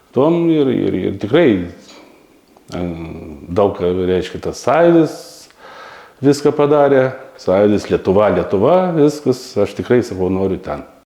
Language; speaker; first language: Lithuanian; native; Lithuanian